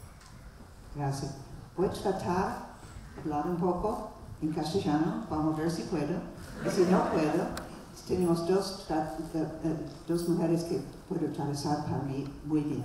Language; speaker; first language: Spanish; non-native, learner; English